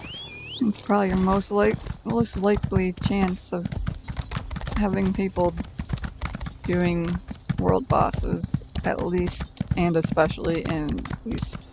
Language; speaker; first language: English; native; English